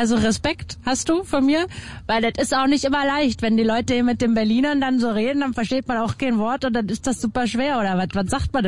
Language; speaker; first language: German; native; German